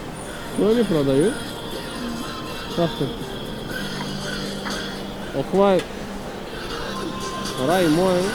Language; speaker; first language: Russian; non-native, local second language; Tajik